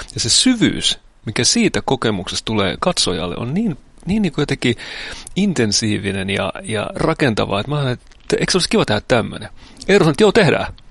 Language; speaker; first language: Finnish; native; Finnish